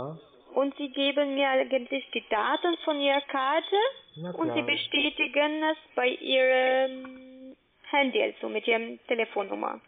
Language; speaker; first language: German; non-native, learner; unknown